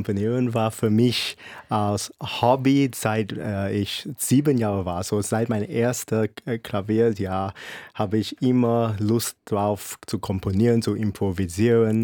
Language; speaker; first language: German; non-native, fluent; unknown